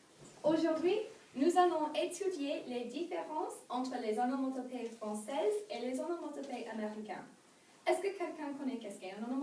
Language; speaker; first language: French; non-native, learner; English